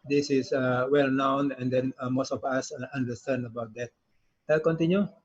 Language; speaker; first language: English; non-native, learner; Indonesian